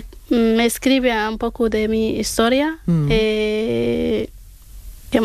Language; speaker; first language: Spanish; non-native, learner; Arabic